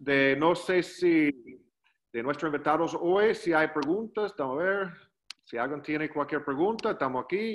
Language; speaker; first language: Spanish; non-native, learner; English